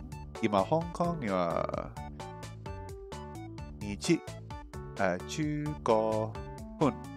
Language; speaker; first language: Japanese; non-native, learner; English